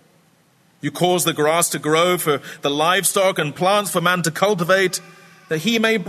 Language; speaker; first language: English; native; English